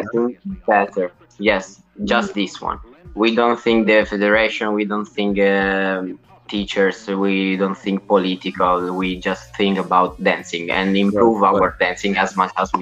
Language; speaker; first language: English; non-native, learner; Italian